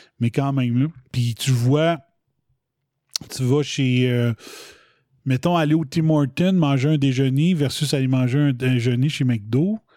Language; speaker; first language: French; native; French